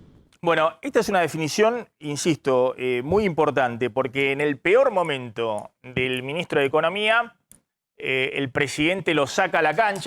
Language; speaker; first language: Spanish; native; Spanish